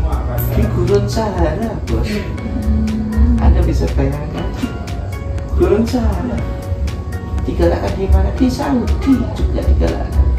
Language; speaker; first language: Indonesian; native; Indonesian